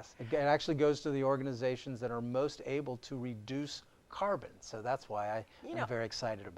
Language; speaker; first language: English; native; English